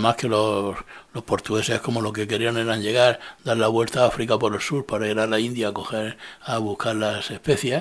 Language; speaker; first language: Spanish; native; Spanish